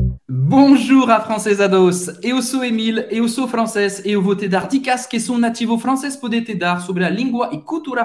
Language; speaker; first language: Portuguese; non-native, fluent; French